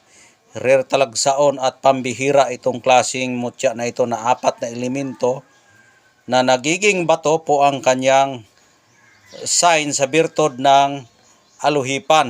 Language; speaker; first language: Filipino; non-native, local second language; Cebuano